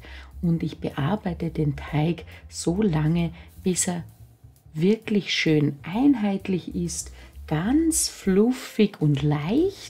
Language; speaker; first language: German; native; German